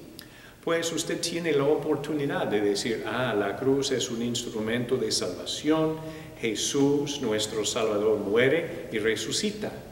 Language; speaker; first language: Spanish; non-native, fluent; English